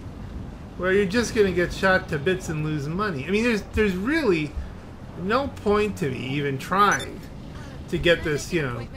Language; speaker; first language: English; native; English